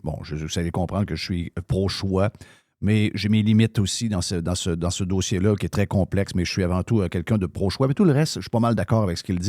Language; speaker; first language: French; native; French